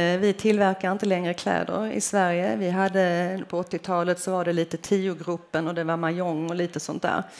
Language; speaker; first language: Swedish; early bilingual, other home language; Finnish